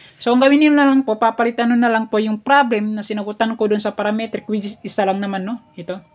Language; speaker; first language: Filipino; native; Filipino